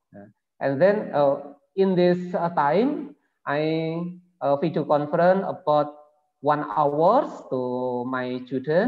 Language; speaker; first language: English; non-native, learner; Indonesian